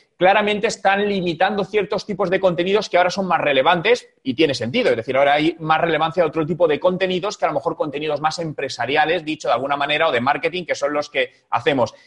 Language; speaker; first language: Spanish; native; Spanish